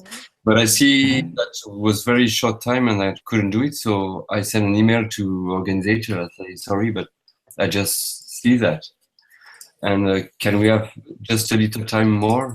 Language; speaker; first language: English; non-native, learner; French